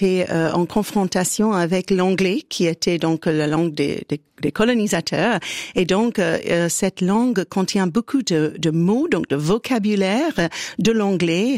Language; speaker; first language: French; native; French